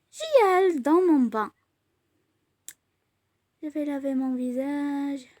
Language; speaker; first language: French; non-native, learner; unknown